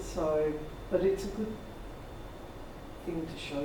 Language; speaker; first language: English; native; English